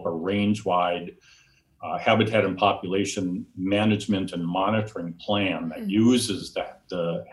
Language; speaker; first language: English; native; English